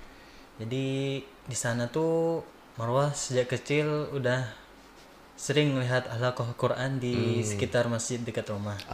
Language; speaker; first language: Indonesian; native; Indonesian